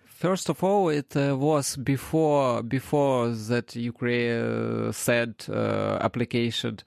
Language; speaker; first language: English; non-native, learner; Ukrainian